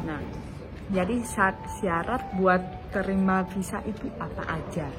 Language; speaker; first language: Indonesian; non-native, fluent; Spanish